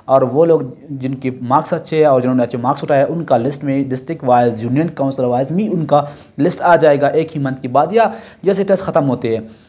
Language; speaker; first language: Urdu; non-native, local second language; Brahui